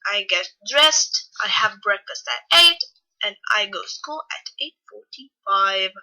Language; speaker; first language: English; non-native, fluent; Lithuanian